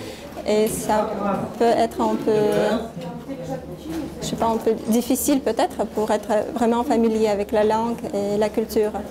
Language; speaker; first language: French; non-native, fluent; Russian